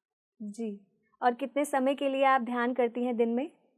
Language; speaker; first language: Hindi; native; Hindi